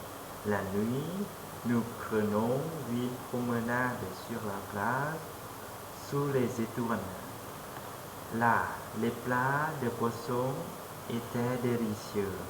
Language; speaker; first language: French; non-native, fluent; Lao